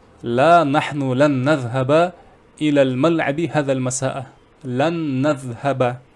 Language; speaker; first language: Arabic; non-native, fluent; Kazakh